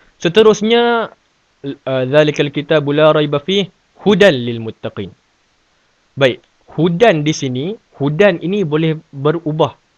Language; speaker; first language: Malay; native; Malay